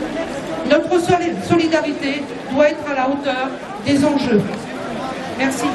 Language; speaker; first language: French; native; French